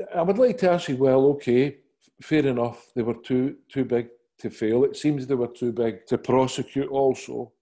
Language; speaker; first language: English; native; English